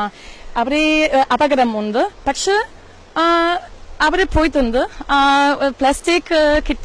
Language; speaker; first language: Malayalam; non-native, learner; German